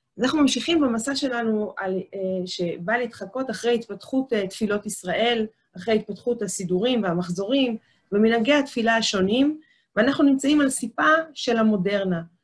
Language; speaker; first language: Hebrew; native; Hebrew